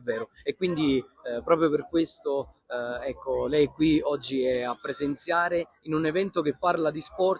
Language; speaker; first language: Italian; native; Italian